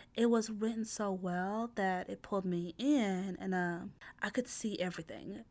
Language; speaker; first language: English; non-native, fluent; Arabic